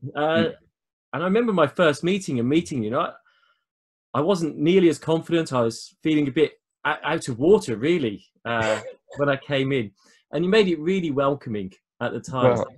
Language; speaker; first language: English; native; English